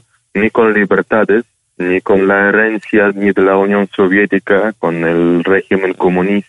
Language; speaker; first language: Spanish; non-native, fluent; Ukrainian